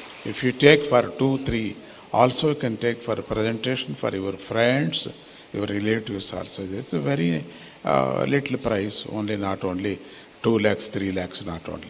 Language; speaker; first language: English; non-native, local second language; Telugu